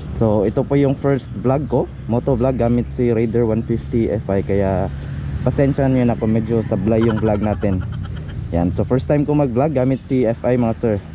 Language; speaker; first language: Filipino; non-native, local second language; Cebuano